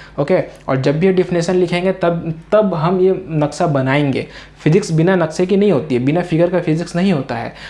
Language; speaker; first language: Hindi; non-native, local second language; Urdu